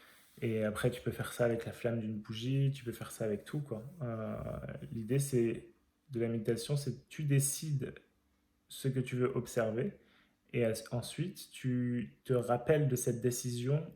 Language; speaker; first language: French; native; French